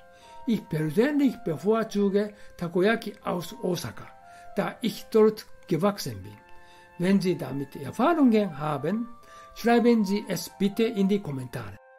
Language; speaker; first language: German; non-native, fluent; Japanese